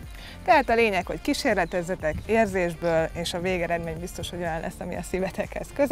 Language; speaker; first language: Hungarian; native; Hungarian